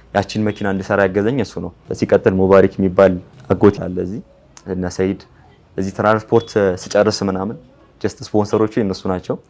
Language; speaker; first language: Amharic; non-native, local second language; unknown